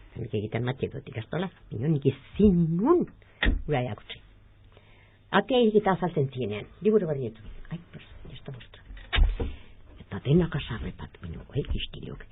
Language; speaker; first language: Basque; native; Basque